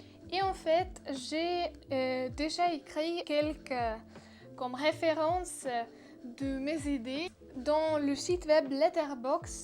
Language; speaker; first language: French; non-native, learner; Russian